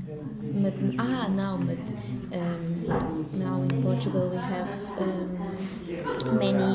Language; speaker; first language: English; non-native, learner; Portuguese